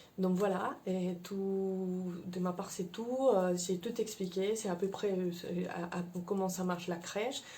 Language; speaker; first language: French; non-native, fluent; Spanish